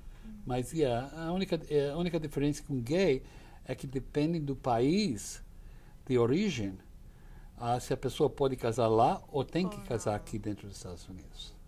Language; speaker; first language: Portuguese; non-native, fluent; English